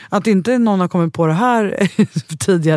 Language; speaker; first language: Swedish; native; Swedish